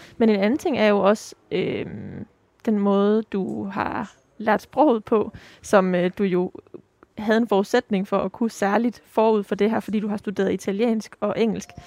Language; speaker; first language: Danish; native; Danish